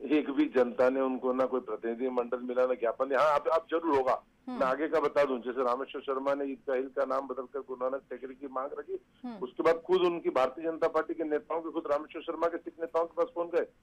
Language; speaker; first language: Hindi; native; Hindi